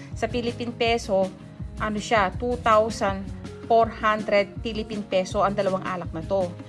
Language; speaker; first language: Filipino; non-native, local second language; Pampanga